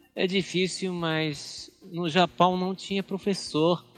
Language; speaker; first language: Portuguese; non-native, fluent; Japanese